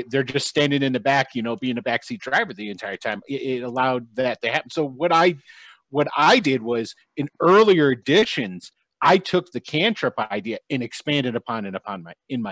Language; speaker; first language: English; native; English